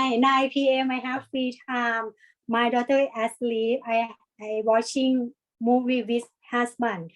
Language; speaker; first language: English; non-native, learner; Thai